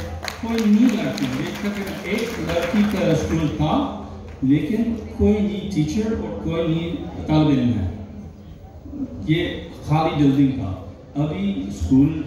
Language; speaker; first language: Hindi; non-native, learner; English